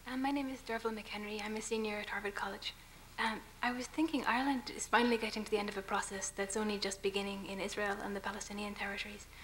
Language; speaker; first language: English; native; English